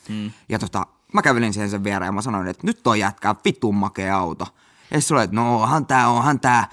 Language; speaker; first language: Finnish; native; Finnish